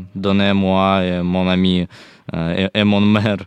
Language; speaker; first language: French; non-native, learner; Ukrainian